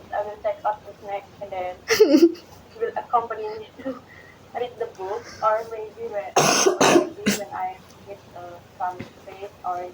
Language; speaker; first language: English; non-native, learner; Indonesian